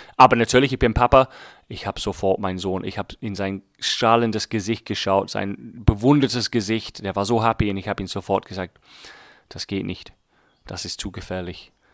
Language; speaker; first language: German; non-native, fluent; English